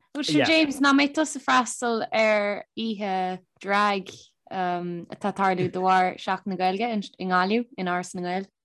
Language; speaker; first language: Irish; native; Irish